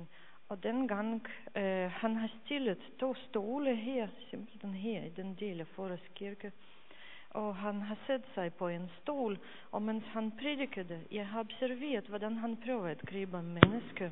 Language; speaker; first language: Danish; non-native, fluent; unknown